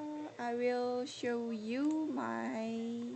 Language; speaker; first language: English; non-native, learner; Korean